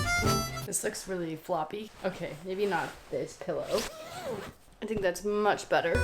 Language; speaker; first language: English; native; English